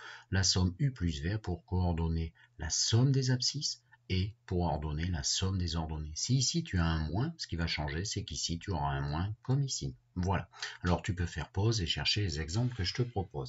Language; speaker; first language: French; native; French